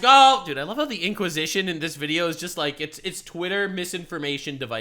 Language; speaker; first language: English; native; English